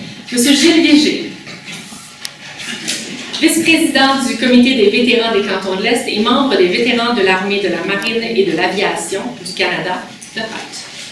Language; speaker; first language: French; native; French